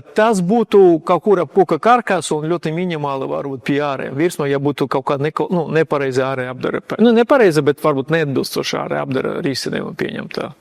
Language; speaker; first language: Latvian; non-native, local second language; Russian